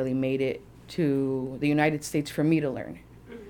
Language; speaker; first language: English; early bilingual, other home language; Spanish